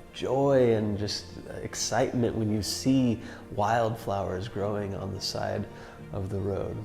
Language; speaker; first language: English; native; English